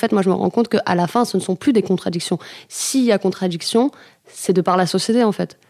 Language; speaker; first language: French; native; French